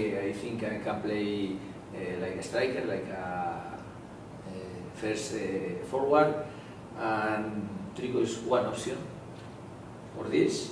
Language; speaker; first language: English; non-native, learner; Spanish